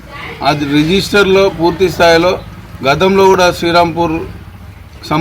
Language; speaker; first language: Telugu; native; Telugu